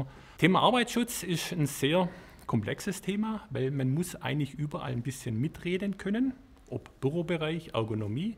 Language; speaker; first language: German; native; German